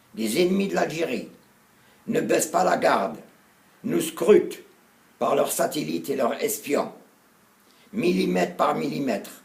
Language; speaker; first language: French; non-native, local second language; Arabic